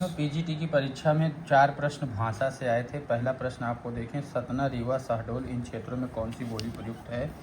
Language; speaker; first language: Hindi; native; Hindi